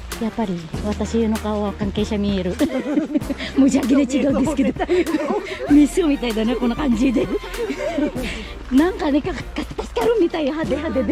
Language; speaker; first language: Japanese; non-native, learner; Filipino